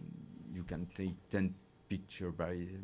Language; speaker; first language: English; non-native, learner; French